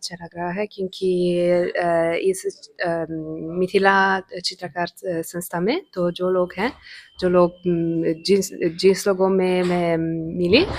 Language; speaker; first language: Hindi; non-native, fluent; Italian